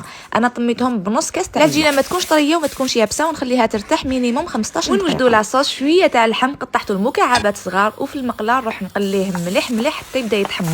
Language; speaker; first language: Arabic; native; Arabic